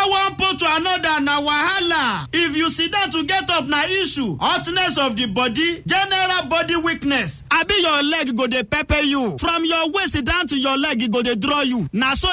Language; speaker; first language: Nigerian Pidgin; native; Nigerian Pidgin